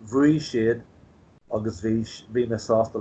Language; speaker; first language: Irish; non-native, local second language; English